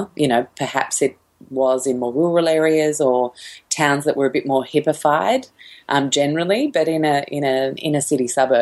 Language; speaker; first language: English; native; English